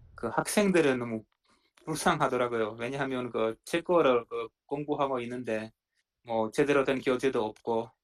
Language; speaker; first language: Korean; non-native, fluent; Czech